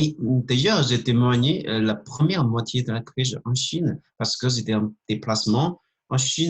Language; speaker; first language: French; non-native, fluent; Chinese